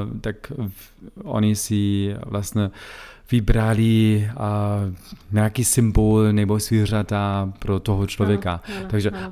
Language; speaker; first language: Czech; non-native, learner; German